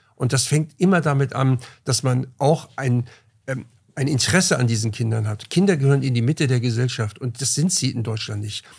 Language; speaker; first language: German; native; German